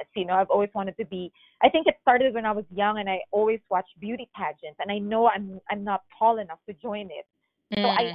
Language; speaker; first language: English; non-native, local second language; Filipino